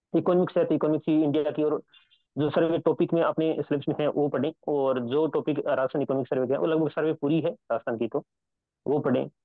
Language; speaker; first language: Hindi; native; Hindi